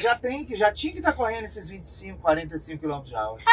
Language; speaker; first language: Portuguese; native; Portuguese